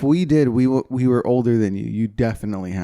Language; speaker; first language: English; native; English